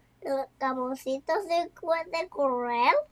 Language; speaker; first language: Spanish; early bilingual, heritage; Spanish